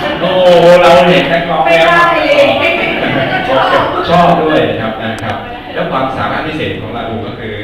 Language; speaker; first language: Thai; native; Thai